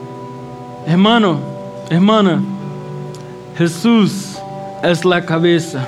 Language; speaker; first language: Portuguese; non-native, learner; Spanish